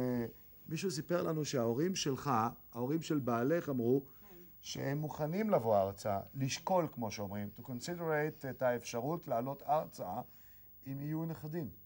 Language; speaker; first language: Hebrew; native; Hebrew